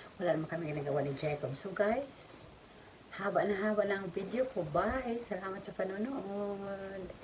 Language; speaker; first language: Filipino; non-native, local second language; Cebuano